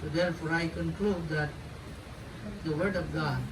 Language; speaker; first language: English; non-native, local second language; Filipino